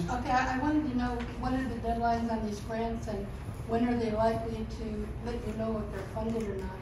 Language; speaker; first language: English; native; English